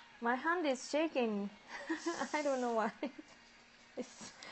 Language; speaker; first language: English; non-native, learner; Japanese